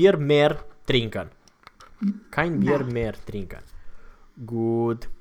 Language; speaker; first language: German; non-native, fluent; Romanian